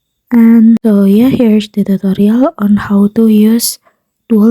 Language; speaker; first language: English; non-native, fluent; Indonesian